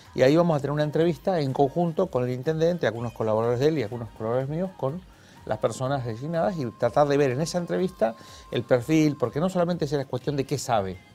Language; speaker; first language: Spanish; native; Spanish